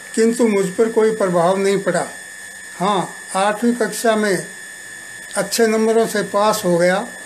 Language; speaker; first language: Hindi; native; Hindi